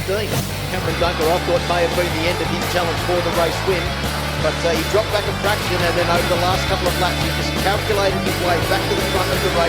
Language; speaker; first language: English; native; English